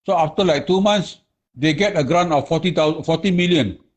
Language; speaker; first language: English; non-native, local second language; Malay